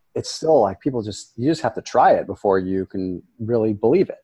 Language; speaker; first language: English; native; English